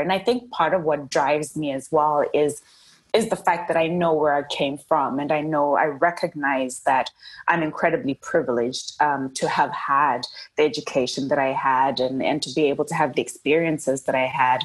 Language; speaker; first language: English; non-native, local second language; Shona